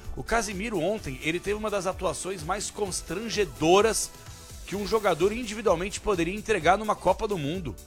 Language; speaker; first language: Portuguese; native; Portuguese